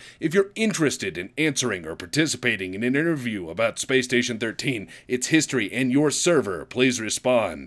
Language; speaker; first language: English; native; English